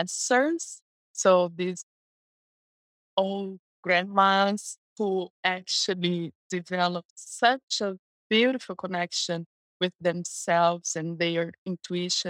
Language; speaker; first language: English; non-native, fluent; Portuguese